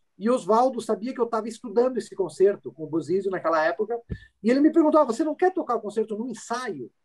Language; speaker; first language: Portuguese; early bilingual, other home language; Italian